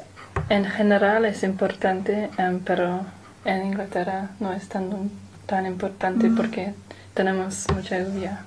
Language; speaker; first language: Spanish; non-native, learner; English